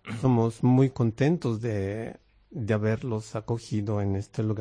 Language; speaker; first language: Italian; non-native, fluent; Spanish